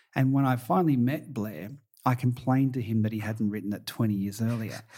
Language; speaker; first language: English; native; English